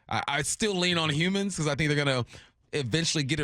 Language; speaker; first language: English; native; English